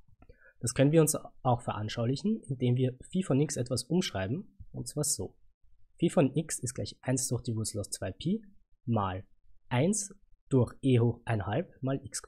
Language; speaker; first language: German; native; German